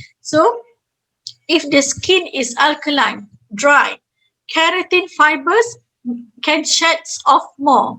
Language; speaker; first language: English; non-native, fluent; Malay